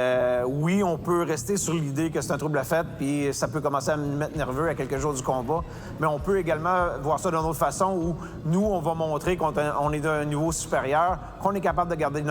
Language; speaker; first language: French; native; French